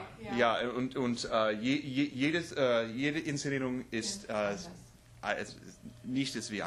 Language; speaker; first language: German; non-native, learner; English